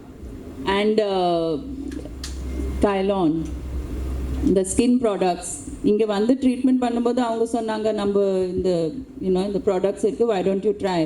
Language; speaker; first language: Tamil; non-native, local second language; Hindi